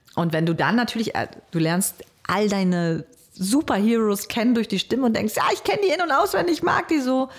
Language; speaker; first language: German; native; German